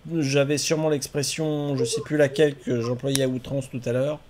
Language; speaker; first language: French; native; French